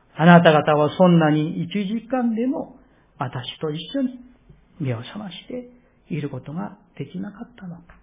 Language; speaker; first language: Japanese; non-native, fluent; Korean